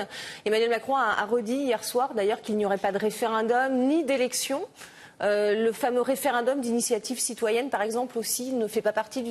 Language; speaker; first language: French; native; French